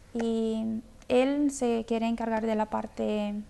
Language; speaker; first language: Spanish; non-native, fluent; Romanian